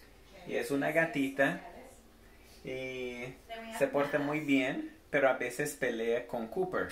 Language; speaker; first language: Spanish; non-native, fluent; Portuguese